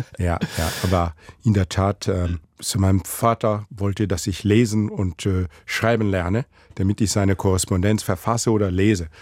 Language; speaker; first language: German; non-native, fluent; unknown